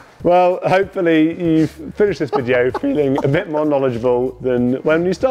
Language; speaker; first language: English; native; English